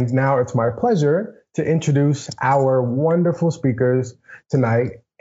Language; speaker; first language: English; native; English